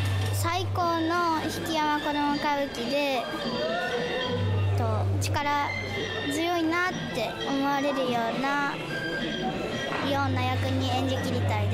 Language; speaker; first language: Japanese; native; Japanese